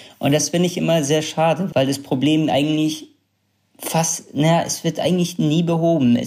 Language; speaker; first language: German; early bilingual, other home language; Kurdish